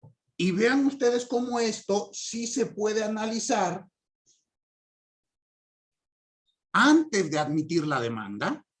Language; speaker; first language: Spanish; native; Spanish